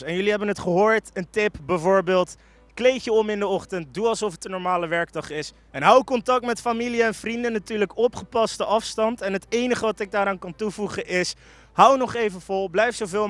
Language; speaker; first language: Dutch; native; Dutch